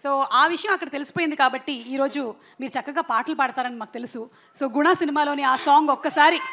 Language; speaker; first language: Telugu; native; Telugu